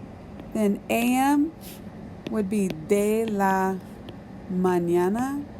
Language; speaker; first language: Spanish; non-native, fluent; English